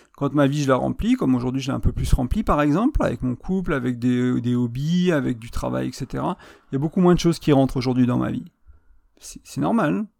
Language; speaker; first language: French; native; French